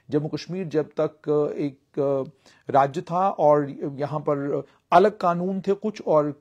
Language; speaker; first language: Hindi; non-native, local second language; Kashmiri